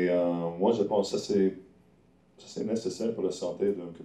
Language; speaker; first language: French; non-native, learner; English